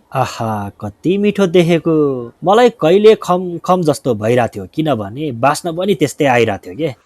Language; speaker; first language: Nepali; non-native, local second language; Eastern Tamang